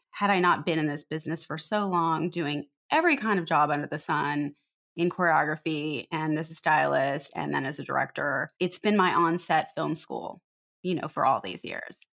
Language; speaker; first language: English; native; English